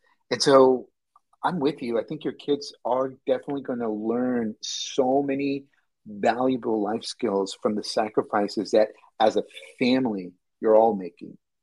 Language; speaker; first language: English; early bilingual, other home language; Spanish